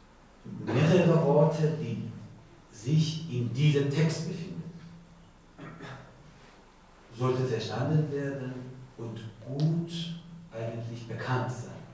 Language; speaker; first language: German; non-native, learner; Persian